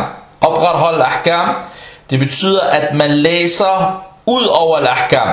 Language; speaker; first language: Danish; non-native, fluent; Arabic